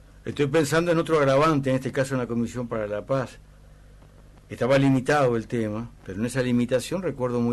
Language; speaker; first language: Spanish; native; Spanish